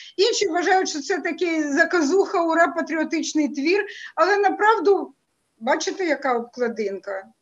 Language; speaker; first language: Ukrainian; native; Ukrainian